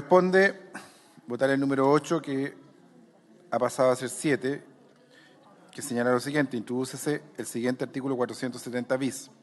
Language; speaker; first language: Spanish; native; Spanish